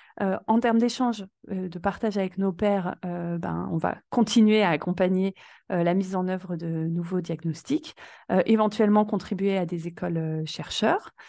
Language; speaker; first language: French; native; French